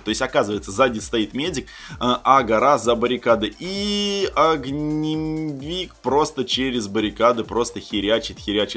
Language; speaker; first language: Russian; native; Russian